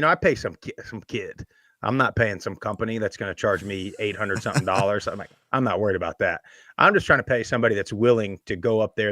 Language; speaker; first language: English; native; English